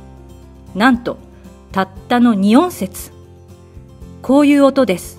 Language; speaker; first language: Japanese; native; Japanese